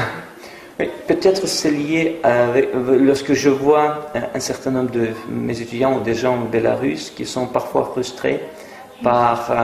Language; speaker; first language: French; non-native, fluent; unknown